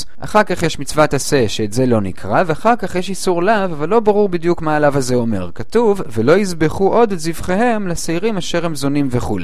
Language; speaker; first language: Hebrew; native; Hebrew